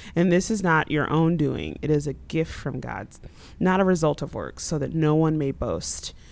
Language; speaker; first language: English; early bilingual, other home language; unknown